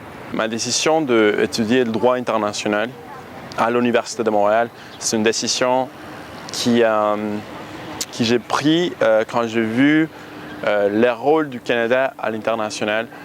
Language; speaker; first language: French; non-native, fluent; Spanish